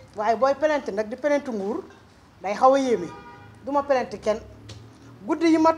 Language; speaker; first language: Wolof; non-native, local second language; Fula